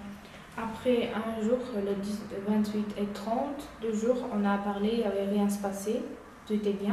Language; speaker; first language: French; non-native, learner; Uyghur